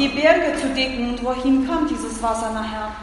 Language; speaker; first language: German; non-native, fluent; Russian